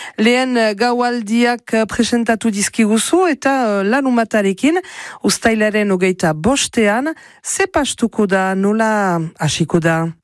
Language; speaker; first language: Basque; native; Basque